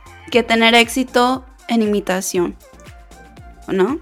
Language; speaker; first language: Spanish; early bilingual, heritage; Spanish